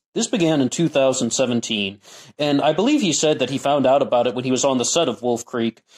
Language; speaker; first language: English; native; English